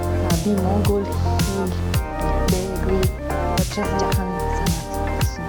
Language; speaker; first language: Mongolian; non-native, learner; Italian